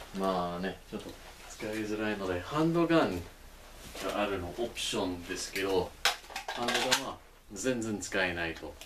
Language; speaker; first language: Japanese; non-native, learner; English